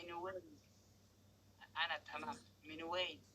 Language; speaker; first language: Arabic; non-native, learner; Oromo